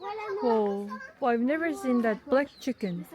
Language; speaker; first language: English; non-native, learner; Korean